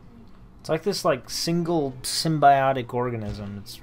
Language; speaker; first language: English; native; English